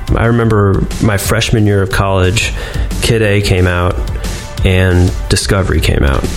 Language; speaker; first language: English; native; English